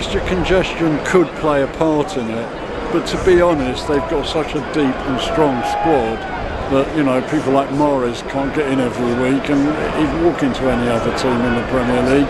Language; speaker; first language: English; native; English